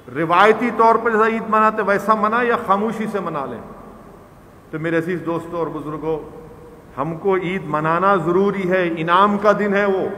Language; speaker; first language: Hindi; non-native, local second language; Urdu